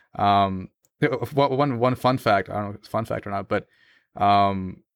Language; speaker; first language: English; native; English